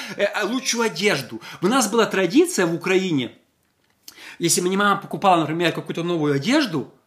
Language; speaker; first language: Russian; non-native, local second language; Ukrainian